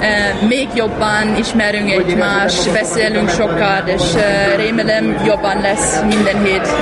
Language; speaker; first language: Hungarian; non-native, learner; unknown